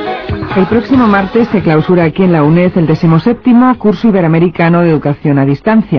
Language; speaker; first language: Spanish; native; Spanish